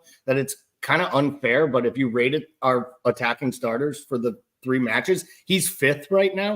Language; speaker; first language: English; native; English